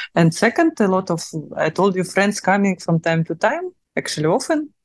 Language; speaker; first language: English; non-native, learner; Russian